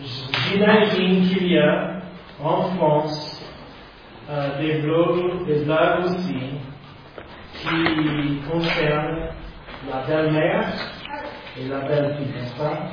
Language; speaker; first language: French; non-native, fluent; English